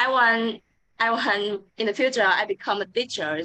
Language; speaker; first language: English; non-native, learner; Vietnamese